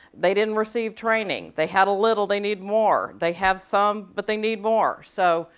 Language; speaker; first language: English; native; English